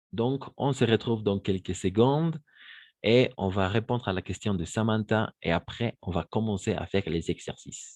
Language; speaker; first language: French; non-native, fluent; Spanish